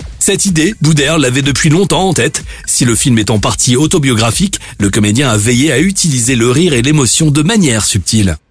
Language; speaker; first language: French; native; French